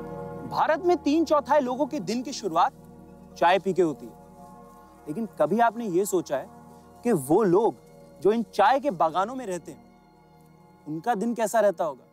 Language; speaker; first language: Hindi; native; Hindi